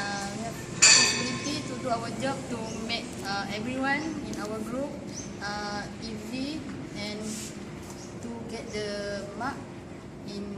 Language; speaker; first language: English; non-native, local second language; Malay